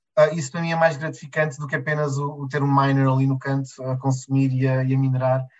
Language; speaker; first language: Portuguese; native; Portuguese